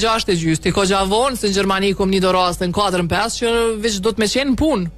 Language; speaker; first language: Albanian; native; Albanian